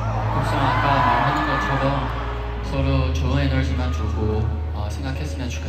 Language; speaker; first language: Korean; non-native, fluent; Chinese